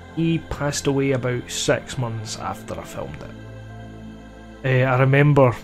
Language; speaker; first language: English; native; English